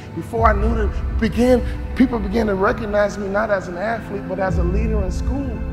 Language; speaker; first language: English; native; English